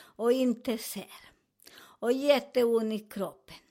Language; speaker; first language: Swedish; non-native, learner; Spanish